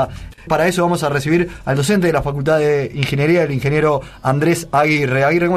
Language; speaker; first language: Spanish; native; Spanish